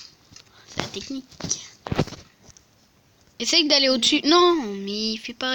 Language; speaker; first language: French; native; French